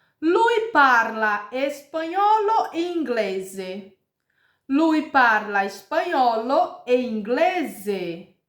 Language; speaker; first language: Italian; non-native, fluent; Portuguese